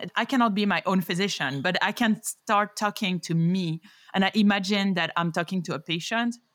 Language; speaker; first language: English; non-native, fluent; French